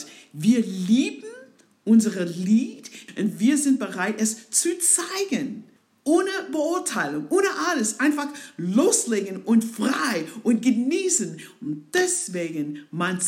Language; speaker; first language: German; non-native, fluent; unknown